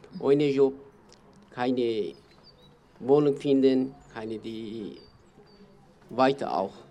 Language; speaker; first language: German; non-native, learner; Kurdish